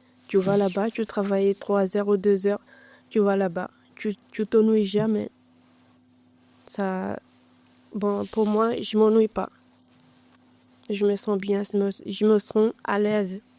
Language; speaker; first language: French; non-native, learner; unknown